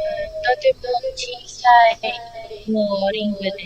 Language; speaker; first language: Japanese; non-native, learner; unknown